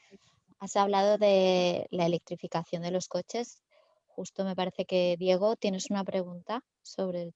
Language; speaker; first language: Spanish; native; Spanish